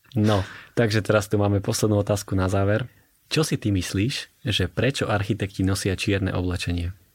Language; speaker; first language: Slovak; native; Slovak